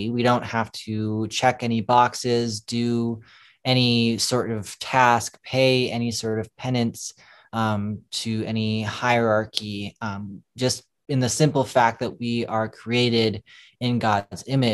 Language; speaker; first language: English; native; English